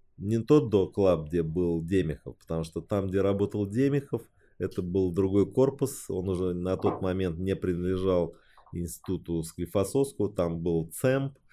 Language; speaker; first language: Russian; early bilingual, other home language; Chinese